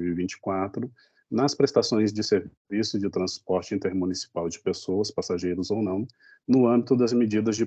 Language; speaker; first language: Portuguese; native; Portuguese